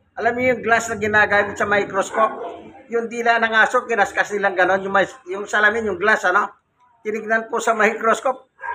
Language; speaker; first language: Filipino; non-native, local second language; Pampanga